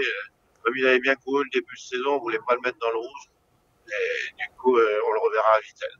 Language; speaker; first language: French; native; French